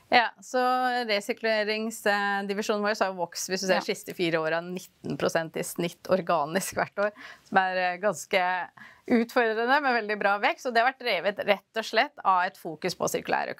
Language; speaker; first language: Norwegian; native; Norwegian